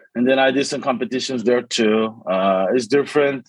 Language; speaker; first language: English; early bilingual, other home language; Korean